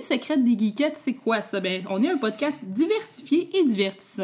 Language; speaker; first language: French; native; French